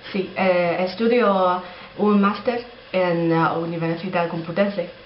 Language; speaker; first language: Spanish; non-native, learner; Chinese